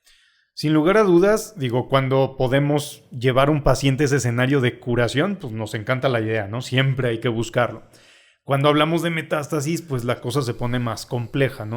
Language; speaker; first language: Spanish; native; Spanish